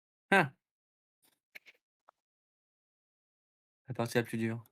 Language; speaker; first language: French; native; French